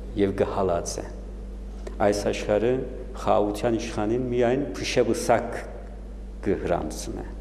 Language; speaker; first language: Armenian; early bilingual, heritage; Armenian